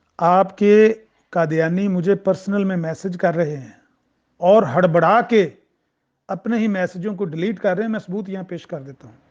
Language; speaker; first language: Urdu; non-native, local second language; Punjabi